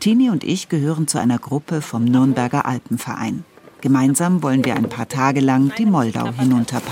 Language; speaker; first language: German; native; German